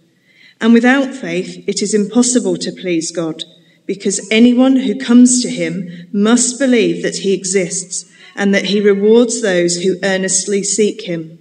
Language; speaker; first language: English; native; English